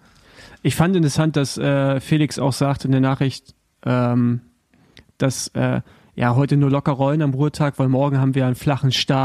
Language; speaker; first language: German; native; German